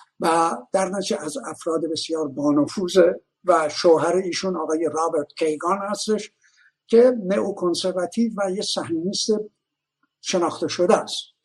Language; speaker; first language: Persian; native; Persian